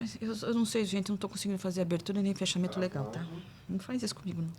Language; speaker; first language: Portuguese; native; Portuguese